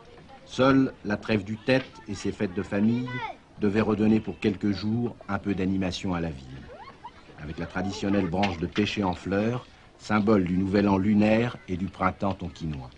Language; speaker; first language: French; native; French